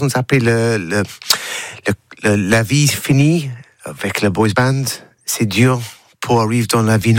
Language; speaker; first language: French; non-native, learner; English